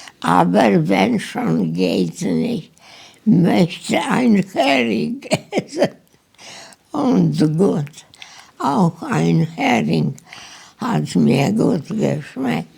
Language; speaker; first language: German; non-native, learner; Polish